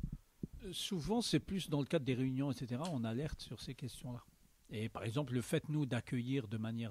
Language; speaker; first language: French; native; French